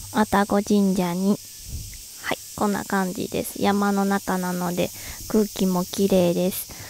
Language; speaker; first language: Japanese; non-native, fluent; Chinese